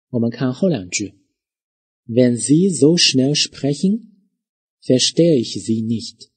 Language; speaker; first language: German; non-native, fluent; Chinese